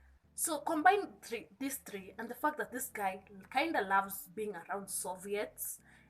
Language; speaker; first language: English; non-native, local second language; Kikuyu